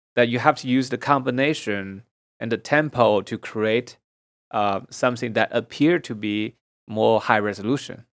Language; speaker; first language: English; non-native, fluent; Chinese